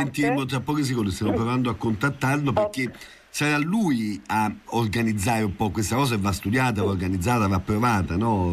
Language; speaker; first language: Italian; native; Italian